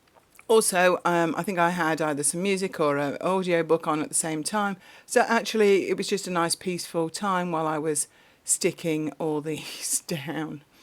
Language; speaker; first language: English; native; English